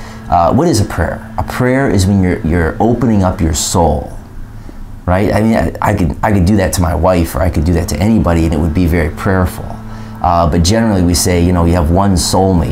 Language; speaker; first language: English; native; English